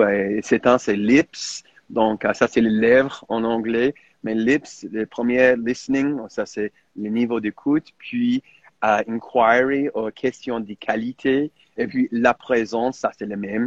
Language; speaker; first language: French; non-native, fluent; English